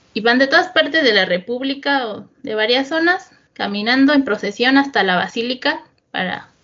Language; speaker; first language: Spanish; native; Spanish